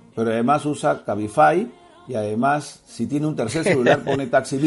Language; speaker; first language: Spanish; native; Spanish